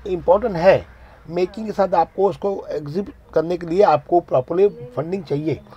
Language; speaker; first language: Hindi; native; Hindi